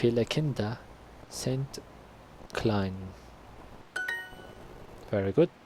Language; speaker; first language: German; non-native, learner; Spanish